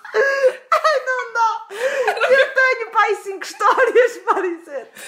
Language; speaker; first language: Portuguese; native; Portuguese